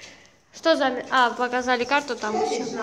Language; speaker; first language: Russian; native; Russian